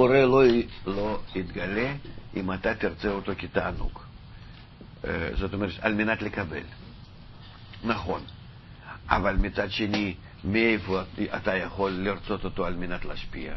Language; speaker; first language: Hebrew; non-native, fluent; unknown